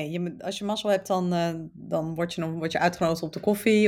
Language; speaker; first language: Dutch; native; Dutch